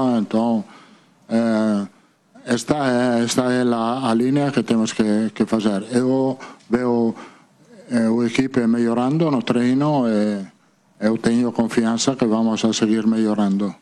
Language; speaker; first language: Portuguese; non-native, fluent; Italian